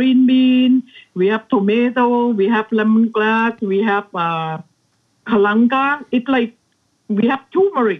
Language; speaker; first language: English; non-native, learner; Thai